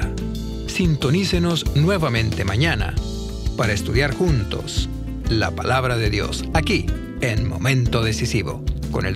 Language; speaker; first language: Spanish; native; Spanish